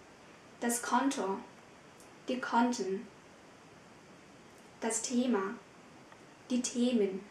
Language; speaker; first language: German; non-native, fluent; Vietnamese